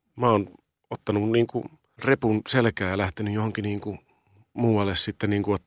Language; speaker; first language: Finnish; native; Finnish